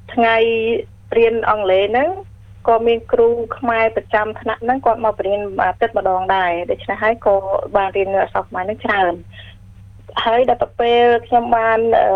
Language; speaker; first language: Khmer; early bilingual, heritage; Khmer